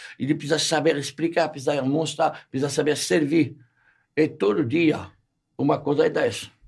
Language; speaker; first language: Portuguese; non-native, fluent; French